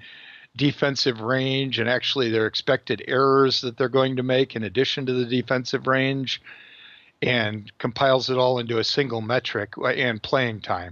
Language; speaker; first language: English; native; English